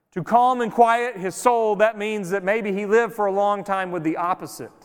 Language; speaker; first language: English; native; English